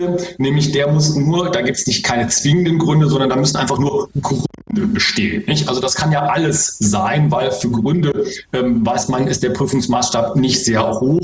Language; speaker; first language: German; native; German